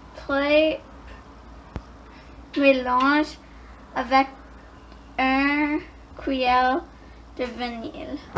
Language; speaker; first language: French; non-native, learner; English